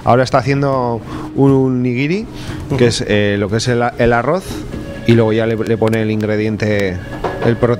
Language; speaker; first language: Spanish; native; Spanish